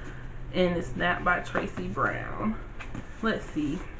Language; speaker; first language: English; native; English